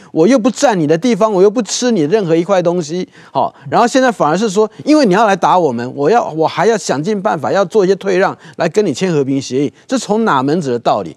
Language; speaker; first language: Chinese; native; Chinese